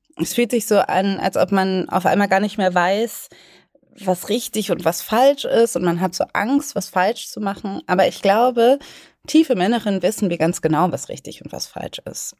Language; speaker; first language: German; native; German